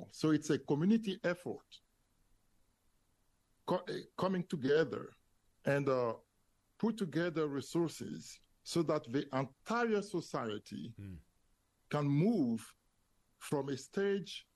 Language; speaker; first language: English; non-native, fluent; French